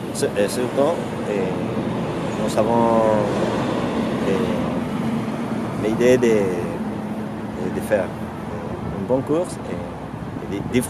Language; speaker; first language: French; non-native, learner; Spanish